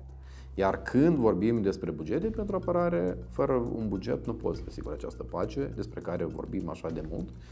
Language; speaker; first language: Romanian; native; Romanian